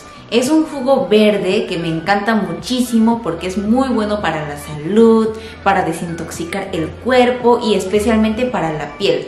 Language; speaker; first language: Spanish; non-native, fluent; Korean